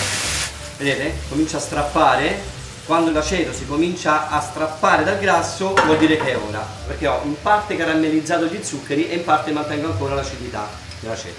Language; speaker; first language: Italian; native; Italian